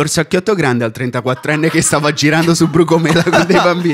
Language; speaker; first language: Italian; native; Italian